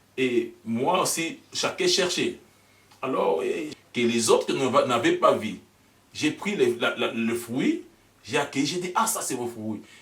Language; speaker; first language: French; non-native, local second language; Lingala